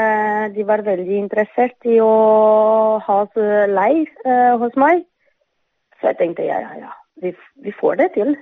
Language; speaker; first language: Norwegian; non-native, fluent; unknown